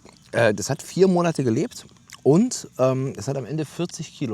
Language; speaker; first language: German; native; German